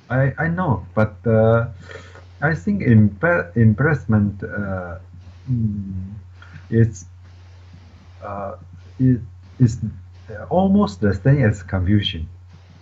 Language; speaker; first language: English; non-native, learner; Chinese